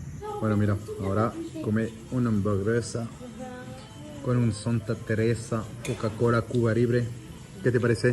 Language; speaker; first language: Spanish; non-native, learner; French